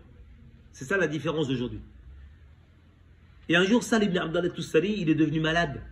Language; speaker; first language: French; native; French